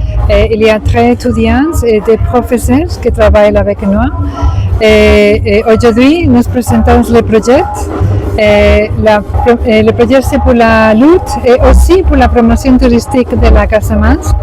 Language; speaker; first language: French; non-native, learner; Spanish